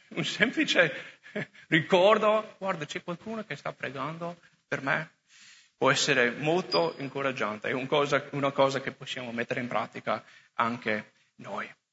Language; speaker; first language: Italian; non-native, fluent; English